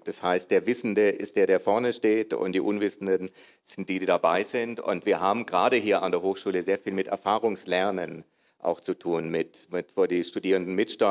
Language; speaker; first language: German; native; German